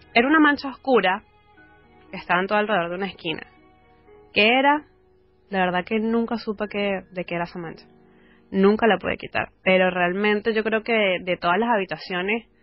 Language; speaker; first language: Spanish; native; Spanish